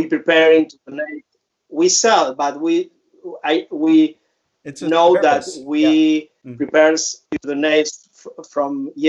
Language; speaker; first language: English; non-native, fluent; Spanish